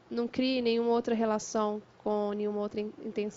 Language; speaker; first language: Portuguese; native; Portuguese